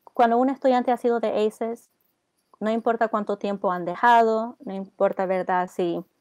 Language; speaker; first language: Spanish; early bilingual, heritage; Spanish